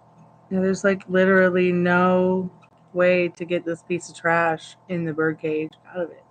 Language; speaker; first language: English; native; English